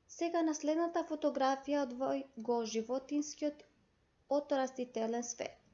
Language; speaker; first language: Macedonian; non-native, local second language; Albanian